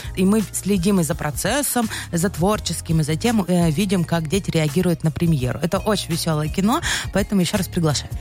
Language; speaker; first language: Russian; native; Russian